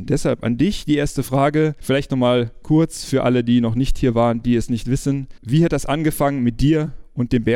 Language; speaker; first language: German; native; German